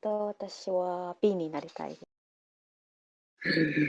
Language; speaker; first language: Japanese; non-native, learner; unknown